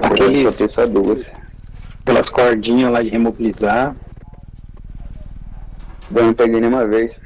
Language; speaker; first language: Portuguese; native; Portuguese